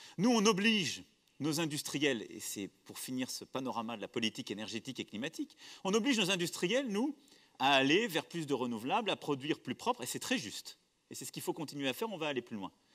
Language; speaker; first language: French; native; French